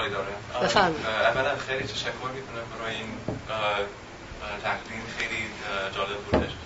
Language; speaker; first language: Persian; non-native, fluent; English